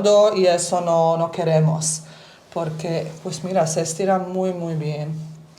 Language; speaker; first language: Spanish; early bilingual, heritage; Bosnian